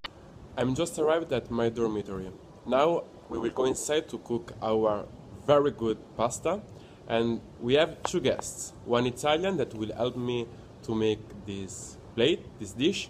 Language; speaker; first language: English; non-native, learner; Italian